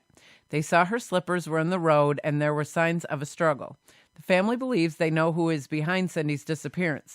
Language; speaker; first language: English; native; English